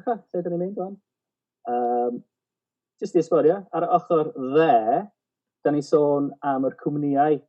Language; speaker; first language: Welsh; native; Welsh